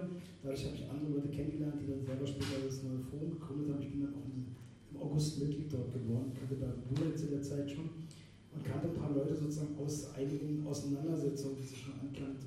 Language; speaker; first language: German; native; German